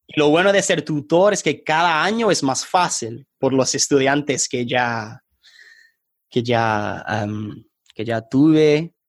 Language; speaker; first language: Spanish; non-native, fluent; English